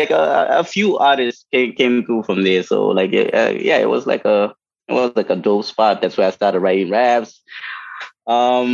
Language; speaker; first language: English; non-native, local second language; Shona